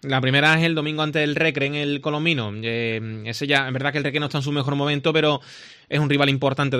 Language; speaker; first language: Spanish; native; Spanish